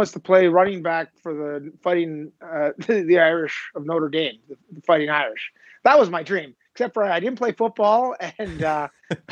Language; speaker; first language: English; native; English